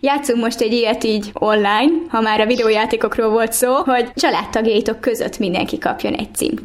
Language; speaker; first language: Hungarian; native; Hungarian